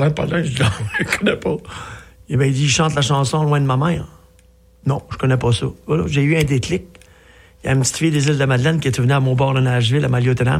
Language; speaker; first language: French; native; French